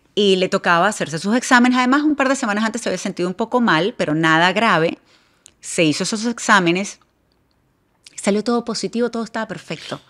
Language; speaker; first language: Spanish; native; Spanish